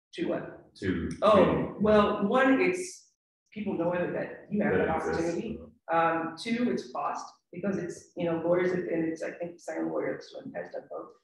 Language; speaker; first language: English; native; English